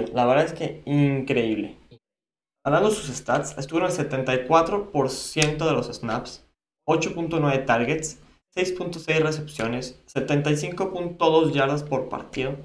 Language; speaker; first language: Spanish; native; Spanish